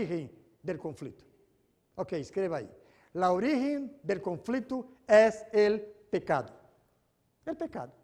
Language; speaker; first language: Spanish; non-native, fluent; Portuguese